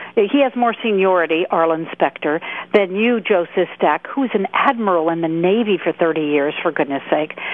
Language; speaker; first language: English; native; English